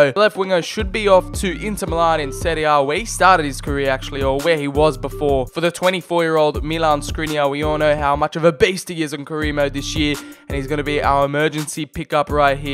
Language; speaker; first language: English; native; English